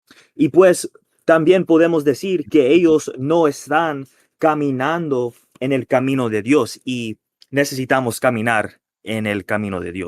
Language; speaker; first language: Spanish; non-native, fluent; English